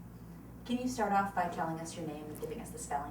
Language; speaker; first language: English; native; English